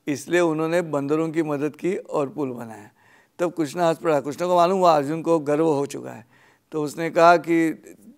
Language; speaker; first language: Hindi; non-native, local second language; Marathi